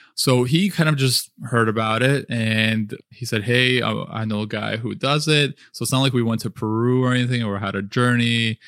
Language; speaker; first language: English; early bilingual, other home language; Russian